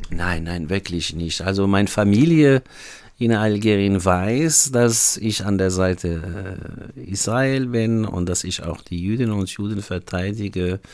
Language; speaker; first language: German; non-native, fluent; Arabic